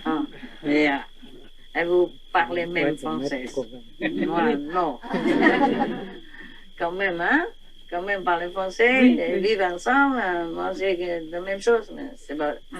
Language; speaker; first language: French; non-native, learner; Vietnamese